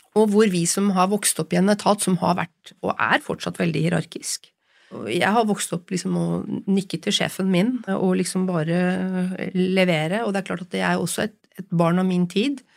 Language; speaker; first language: Norwegian; native; Norwegian